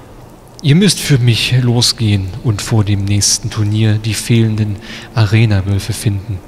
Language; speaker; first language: German; native; German